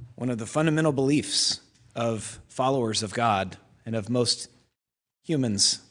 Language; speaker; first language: English; native; English